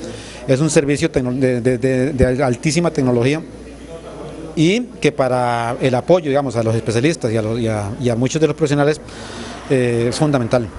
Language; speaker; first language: Spanish; native; Spanish